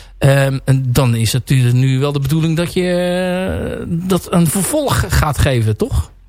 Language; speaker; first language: Dutch; native; Dutch